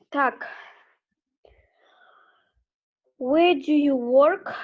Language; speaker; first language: English; non-native, learner; Russian